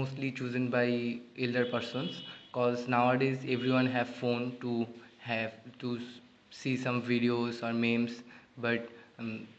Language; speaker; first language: English; non-native, learner; Bangla